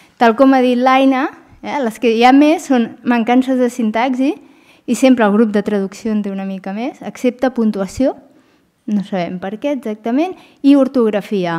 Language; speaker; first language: Catalan; native; Catalan